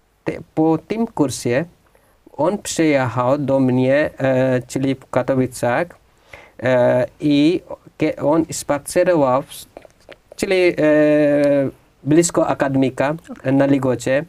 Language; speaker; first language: Polish; non-native, fluent; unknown